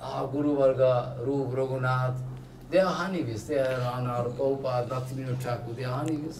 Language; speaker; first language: English; non-native, local second language; Bangla